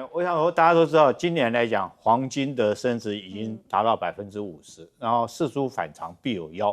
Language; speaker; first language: Chinese; native; Chinese